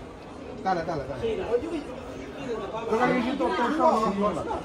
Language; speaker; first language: Chinese; non-native, learner; Bangla